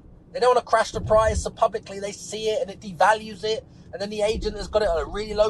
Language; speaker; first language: English; native; English